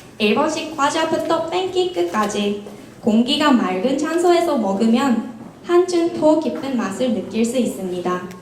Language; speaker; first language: Korean; non-native, fluent; Japanese